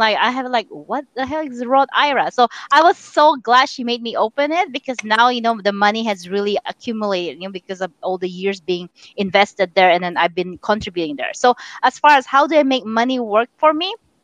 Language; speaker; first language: English; non-native, local second language; Min Nan Chinese